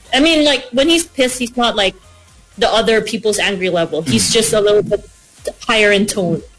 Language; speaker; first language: English; non-native, local second language; Korean